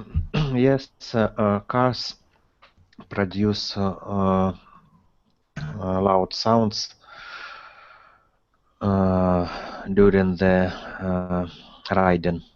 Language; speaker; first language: English; non-native, learner; Russian